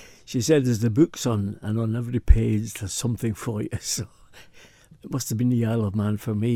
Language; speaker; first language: English; native; English